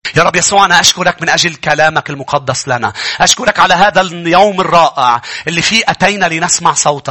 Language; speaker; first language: Arabic; native; Arabic